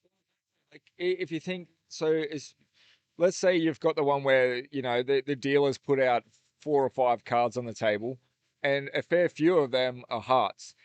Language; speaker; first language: English; native; English